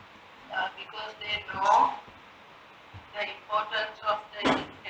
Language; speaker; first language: English; non-native, learner; Sinhala